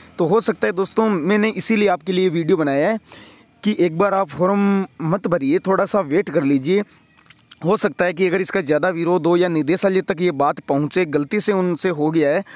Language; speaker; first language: Hindi; native; Hindi